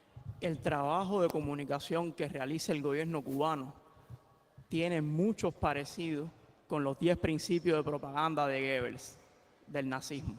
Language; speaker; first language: Spanish; native; Spanish